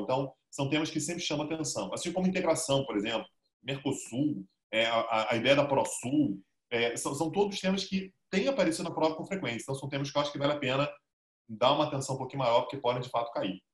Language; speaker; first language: Portuguese; native; Portuguese